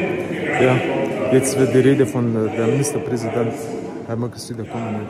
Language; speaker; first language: German; non-native, learner; Arabic